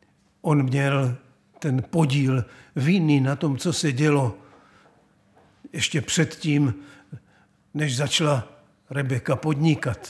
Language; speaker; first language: Czech; native; Czech